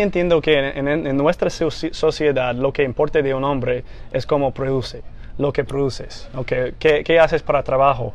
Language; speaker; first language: Spanish; non-native, fluent; English